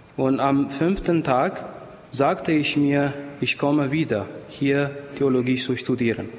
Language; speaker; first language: German; non-native, fluent; Amharic